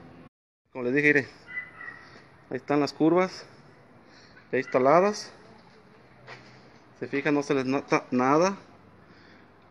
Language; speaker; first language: Spanish; native; Spanish